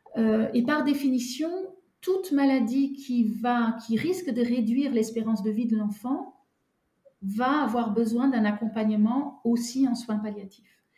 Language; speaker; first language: French; non-native, local second language; Luxembourgish